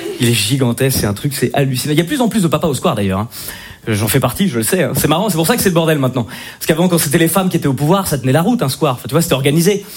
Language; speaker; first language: French; native; French